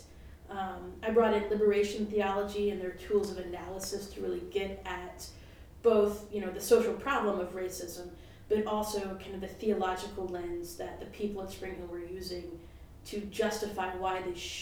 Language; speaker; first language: English; native; English